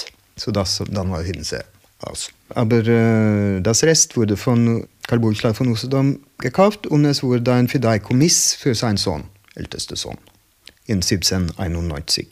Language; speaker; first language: German; non-native, learner; Norwegian